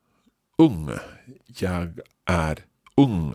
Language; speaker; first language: Swedish; non-native, learner; English